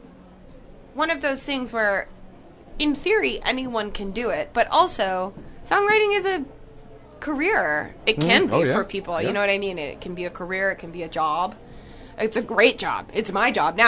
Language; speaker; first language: English; native; English